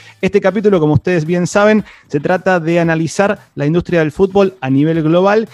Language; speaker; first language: Spanish; native; Spanish